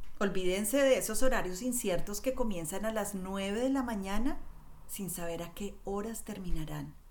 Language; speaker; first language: Spanish; native; Spanish